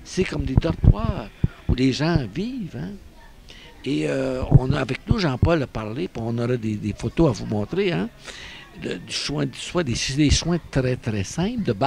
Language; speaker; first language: French; native; French